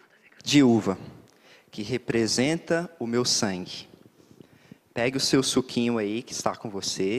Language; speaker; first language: Portuguese; native; Portuguese